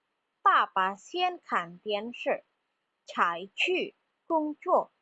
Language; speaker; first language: Chinese; non-native, fluent; Indonesian